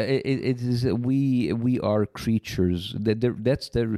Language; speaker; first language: English; non-native, fluent; Arabic